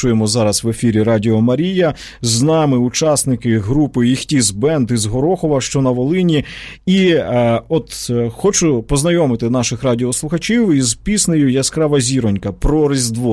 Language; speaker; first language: Ukrainian; native; Ukrainian